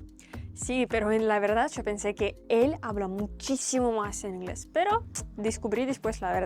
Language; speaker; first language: Spanish; non-native, learner; Russian